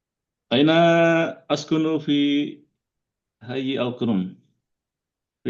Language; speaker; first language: Arabic; non-native, learner; Indonesian